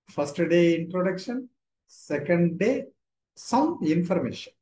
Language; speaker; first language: English; non-native, local second language; Tamil